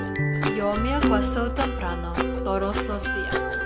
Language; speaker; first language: Spanish; non-native, learner; English